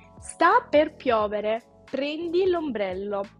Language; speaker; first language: Italian; non-native, fluent; Ukrainian